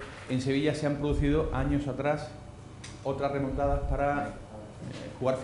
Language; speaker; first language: Spanish; native; Spanish